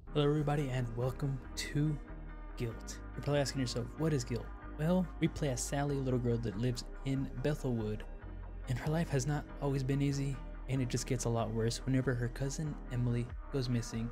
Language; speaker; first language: English; native; English